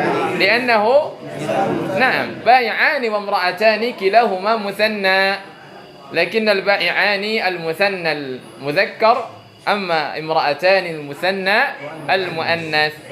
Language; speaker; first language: Arabic; non-native, fluent; Indonesian